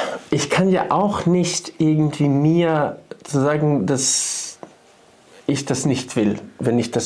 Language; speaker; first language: German; non-native, fluent; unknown